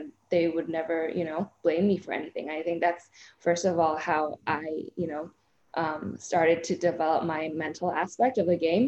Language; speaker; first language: English; non-native, local second language; Cantonese